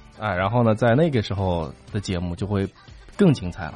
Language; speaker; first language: Chinese; native; Chinese